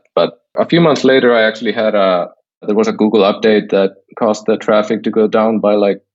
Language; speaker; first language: English; non-native, fluent; Icelandic